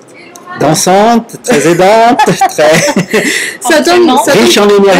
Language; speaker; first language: French; native; French